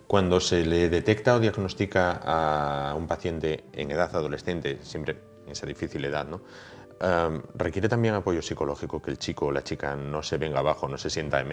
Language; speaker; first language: Spanish; native; Spanish